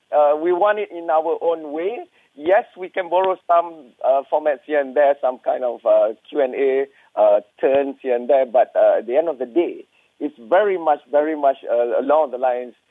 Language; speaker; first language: English; non-native, local second language; Malay